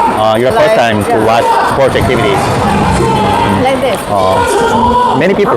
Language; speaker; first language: English; non-native, learner; Korean